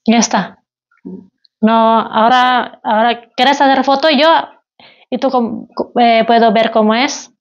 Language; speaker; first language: Spanish; non-native, learner; Indonesian